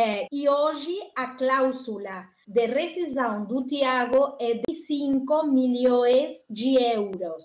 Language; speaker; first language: Portuguese; non-native, learner; Spanish